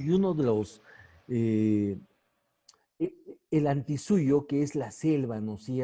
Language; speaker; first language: Spanish; native; Spanish